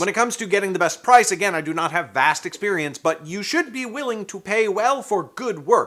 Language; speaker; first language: English; native; English